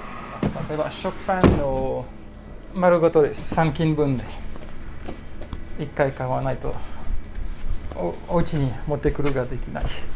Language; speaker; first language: Japanese; non-native, learner; French